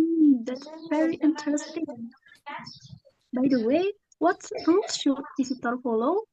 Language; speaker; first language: English; non-native, learner; Indonesian